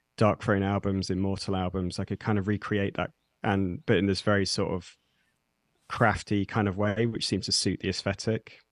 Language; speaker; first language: English; native; English